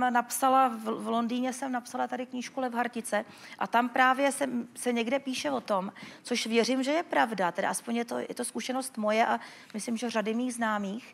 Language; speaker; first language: Czech; native; Czech